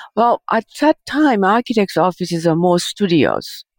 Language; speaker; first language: English; early bilingual, other home language; Japanese